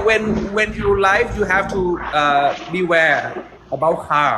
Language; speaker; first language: English; non-native, learner; Thai